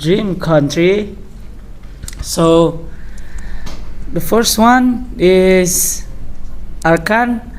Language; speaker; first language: English; non-native, learner; Indonesian